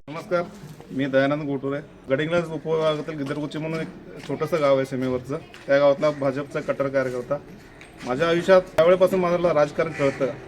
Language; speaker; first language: Marathi; non-native, local second language; Kannada